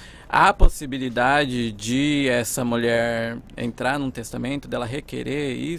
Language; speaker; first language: Portuguese; native; Portuguese